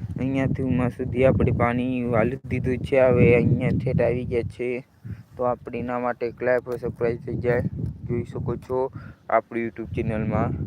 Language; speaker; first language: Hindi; non-native, local second language; Gujarati